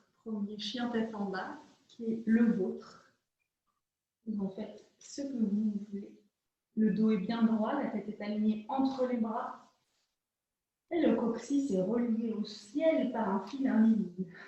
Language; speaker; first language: French; native; French